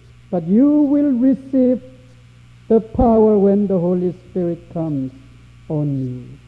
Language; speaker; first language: English; non-native, fluent; Korean